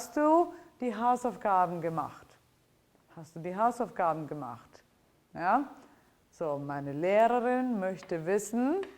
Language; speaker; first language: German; non-native, fluent; English